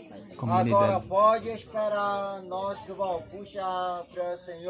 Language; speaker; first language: Portuguese; non-native, local second language; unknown